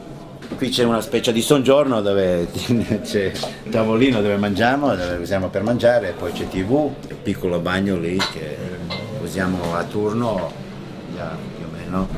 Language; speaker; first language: Italian; non-native, fluent; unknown